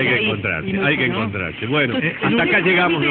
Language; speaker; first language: Spanish; native; Spanish